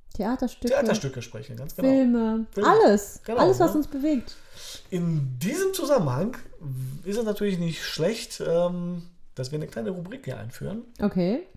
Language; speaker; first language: German; early bilingual, other home language; Polish